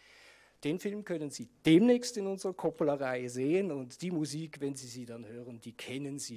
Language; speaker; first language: German; native; German